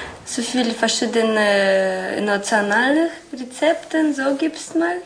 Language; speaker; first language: German; non-native, learner; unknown